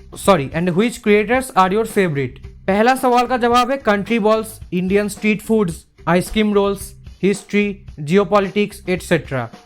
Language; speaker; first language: Hindi; non-native, local second language; Bangla